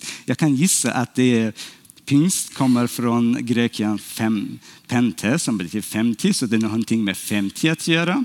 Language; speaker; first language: Swedish; non-native, fluent; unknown